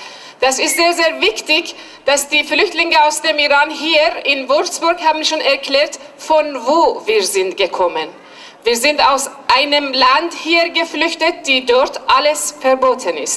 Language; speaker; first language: German; non-native, fluent; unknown